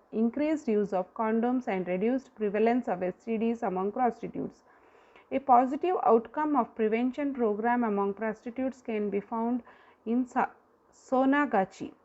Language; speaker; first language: English; non-native, local second language; Kannada